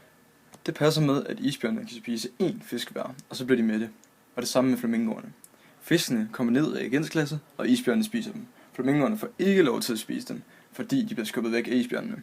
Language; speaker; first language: Danish; native; Danish